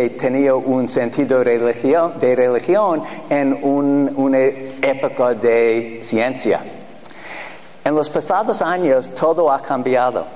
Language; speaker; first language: Spanish; non-native, fluent; English